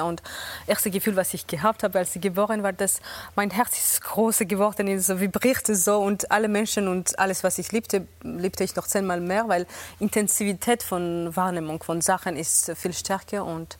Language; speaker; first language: German; non-native, fluent; Georgian